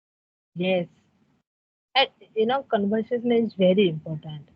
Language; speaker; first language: English; non-native, learner; Odia